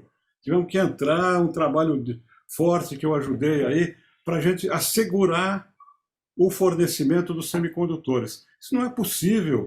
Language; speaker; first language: Portuguese; native; Portuguese